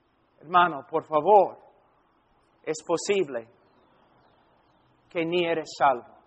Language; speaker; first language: Spanish; non-native, fluent; English